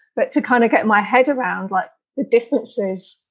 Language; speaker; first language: English; native; English